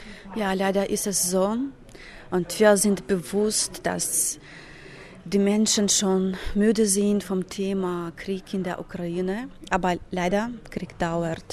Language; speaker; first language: German; non-native, fluent; Ukrainian